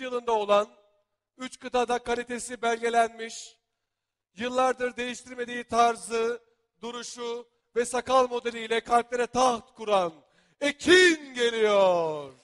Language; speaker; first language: Turkish; native; Turkish